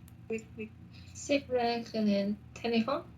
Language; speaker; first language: French; non-native, learner; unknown